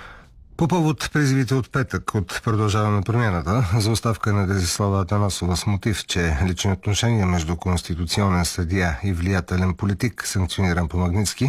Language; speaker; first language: Bulgarian; native; Bulgarian